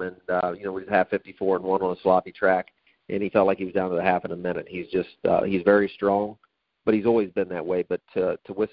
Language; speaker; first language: English; native; English